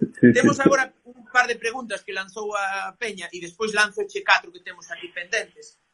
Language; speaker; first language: Galician; native; Galician